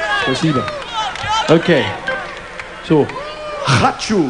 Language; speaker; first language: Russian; non-native, learner; English